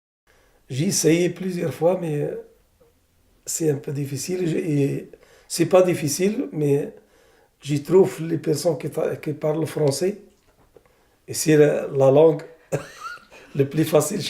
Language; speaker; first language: French; non-native, learner; Arabic